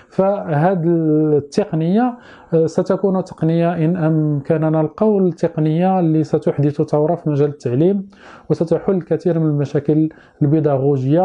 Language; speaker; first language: Arabic; native; Arabic